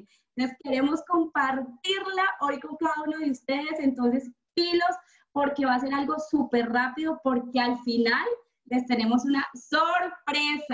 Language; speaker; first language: Spanish; native; Spanish